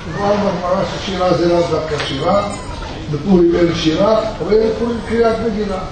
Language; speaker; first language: Hebrew; early bilingual, other home language; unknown